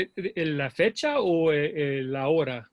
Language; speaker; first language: Spanish; non-native, fluent; English